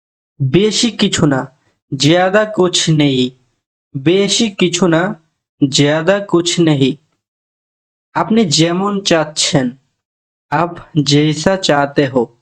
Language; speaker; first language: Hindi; non-native, fluent; Bangla